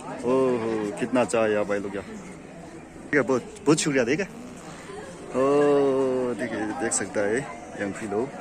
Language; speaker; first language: Hindi; non-native, local second language; Tangkhul Naga (India)